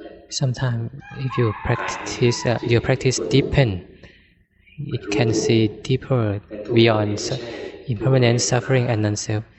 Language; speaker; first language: English; non-native, fluent; Thai